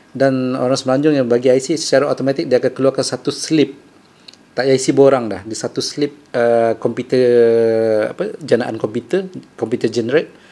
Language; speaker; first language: Malay; native; Malay